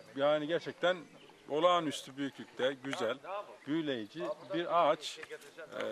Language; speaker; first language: Turkish; native; Turkish